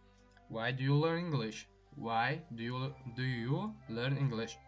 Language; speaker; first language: English; non-native, fluent; Tajik